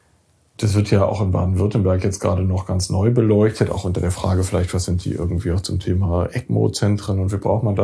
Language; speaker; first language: German; native; German